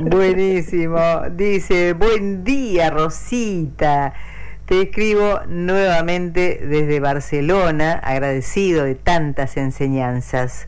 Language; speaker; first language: Spanish; native; Spanish